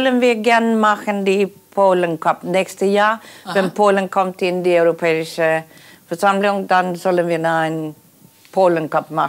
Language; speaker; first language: German; non-native, learner; Polish